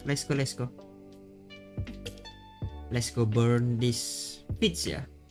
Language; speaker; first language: English; non-native, learner; Indonesian